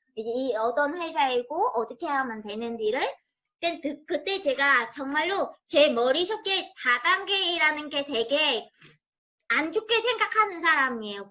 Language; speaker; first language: Korean; non-native, fluent; Vietnamese